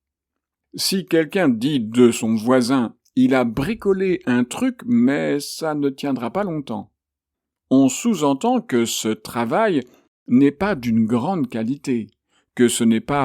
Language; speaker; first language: French; native; French